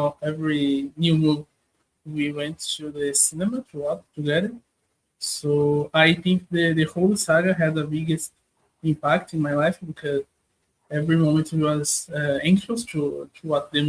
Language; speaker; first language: English; non-native, learner; Portuguese